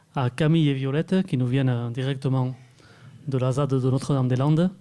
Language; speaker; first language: French; native; French